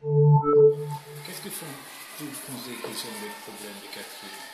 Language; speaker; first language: French; non-native, fluent; German